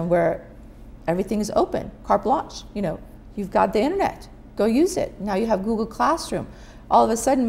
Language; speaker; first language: English; non-native, fluent; Persian